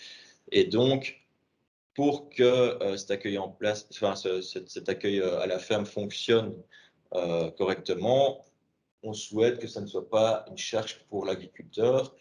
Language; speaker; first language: French; native; French